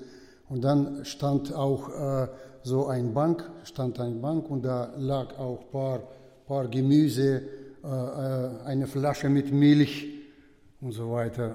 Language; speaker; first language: German; non-native, fluent; Russian